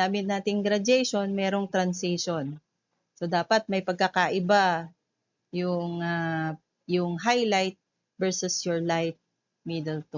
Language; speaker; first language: Filipino; native; Filipino